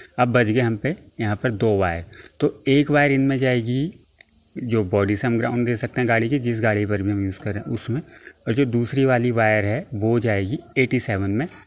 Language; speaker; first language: Hindi; native; Hindi